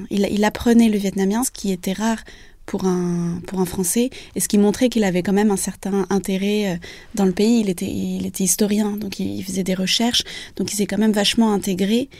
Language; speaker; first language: French; early bilingual, other home language; Vietnamese